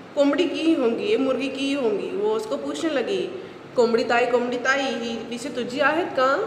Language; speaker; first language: Hindi; non-native, local second language; Marathi